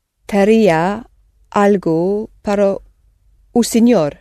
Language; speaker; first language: Portuguese; non-native, learner; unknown